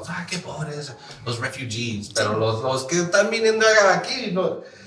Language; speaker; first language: Spanish; early bilingual, heritage; Spanish